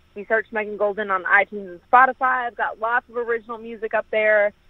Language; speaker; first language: English; native; English